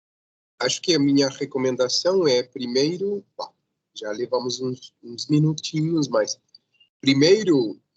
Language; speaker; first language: Portuguese; non-native, fluent; Spanish